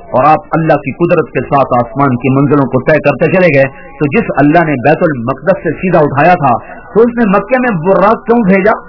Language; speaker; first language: Urdu; non-native, local second language; Punjabi